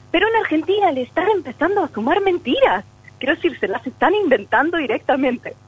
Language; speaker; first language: Spanish; non-native, fluent; Russian